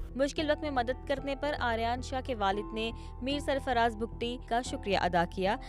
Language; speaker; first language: Urdu; native; Urdu